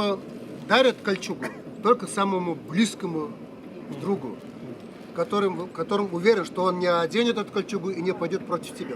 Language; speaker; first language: Russian; non-native, local second language; Chuvash